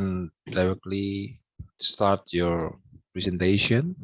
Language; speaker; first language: English; non-native, local second language; Indonesian